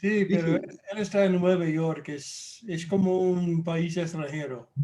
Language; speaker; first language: Spanish; non-native, fluent; English